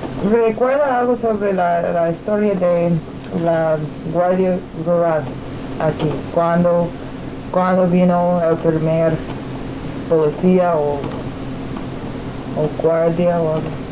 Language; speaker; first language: Spanish; non-native, learner; English